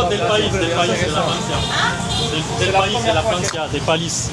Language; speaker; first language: Spanish; non-native, learner; French